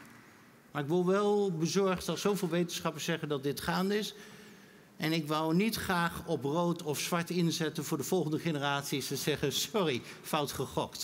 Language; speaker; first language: Dutch; native; Dutch